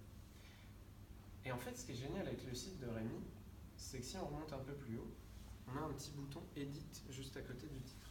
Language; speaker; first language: French; native; French